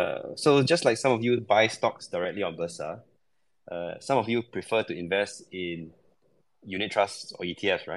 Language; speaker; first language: English; non-native, local second language; Chinese